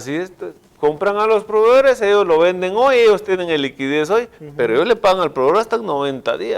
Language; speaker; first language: Spanish; native; Spanish